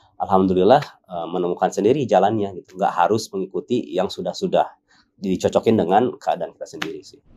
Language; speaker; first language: Indonesian; native; Indonesian